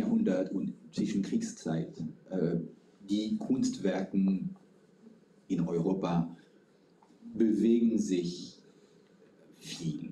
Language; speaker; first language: German; non-native, fluent; French